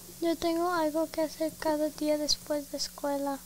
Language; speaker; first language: Spanish; early bilingual, heritage; Spanish